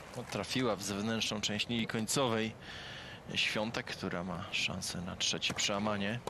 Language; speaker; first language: Polish; native; Polish